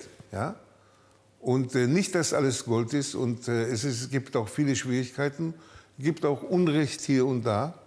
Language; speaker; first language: German; early bilingual, heritage; German